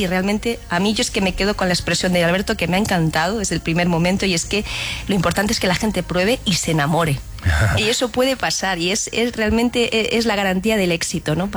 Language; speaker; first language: Spanish; native; Spanish